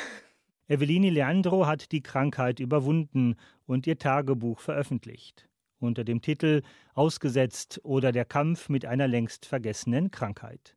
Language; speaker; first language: German; native; German